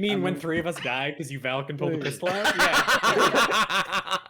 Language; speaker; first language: English; native; English